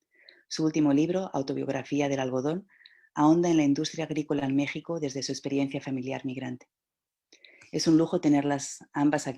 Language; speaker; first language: Spanish; native; Spanish